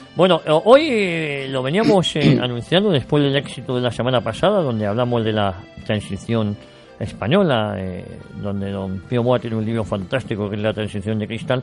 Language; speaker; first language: Spanish; native; Spanish